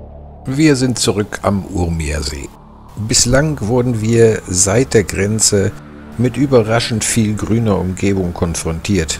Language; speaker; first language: German; native; German